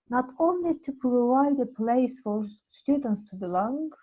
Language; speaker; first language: English; non-native, fluent; Turkish